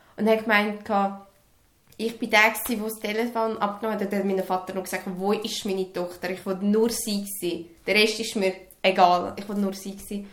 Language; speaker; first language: German; early bilingual, other home language; Serbian